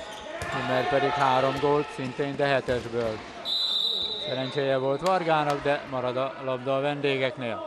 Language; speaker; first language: Hungarian; native; Hungarian